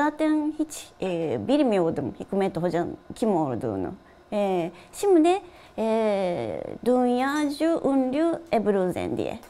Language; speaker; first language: Turkish; non-native, fluent; Japanese